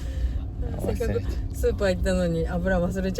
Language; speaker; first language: Japanese; native; Japanese